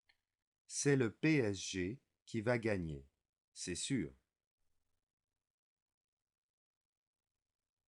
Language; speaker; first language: French; non-native, fluent; English